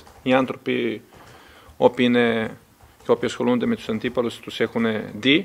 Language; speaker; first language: Greek; non-native, fluent; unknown